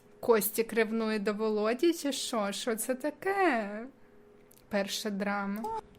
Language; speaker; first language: Ukrainian; native; Ukrainian